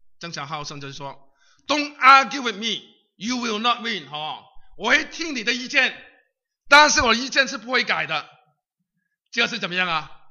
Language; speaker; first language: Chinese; non-native, local second language; Cantonese